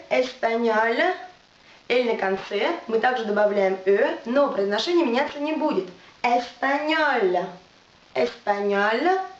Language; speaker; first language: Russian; native; Russian